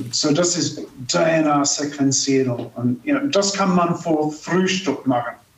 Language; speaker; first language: German; non-native, fluent; English